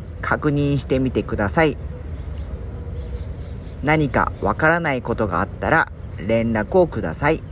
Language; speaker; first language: Japanese; non-native, fluent; Spanish